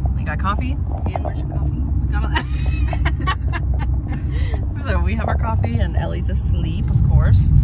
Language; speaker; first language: English; native; English